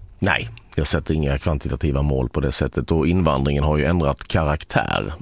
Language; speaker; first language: Swedish; native; Swedish